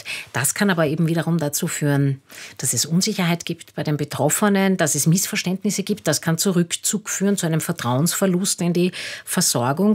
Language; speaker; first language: German; native; German